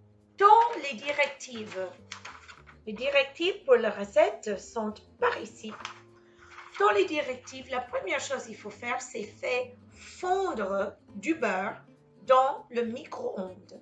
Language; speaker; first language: French; non-native, fluent; English